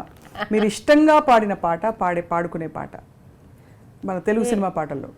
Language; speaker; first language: Telugu; native; Telugu